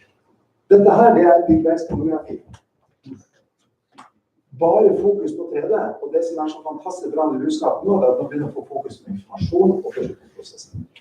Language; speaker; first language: Norwegian; native; Norwegian